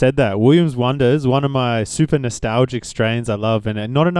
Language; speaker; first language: English; native; English